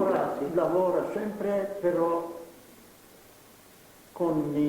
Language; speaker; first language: Italian; non-native, fluent; Slovenian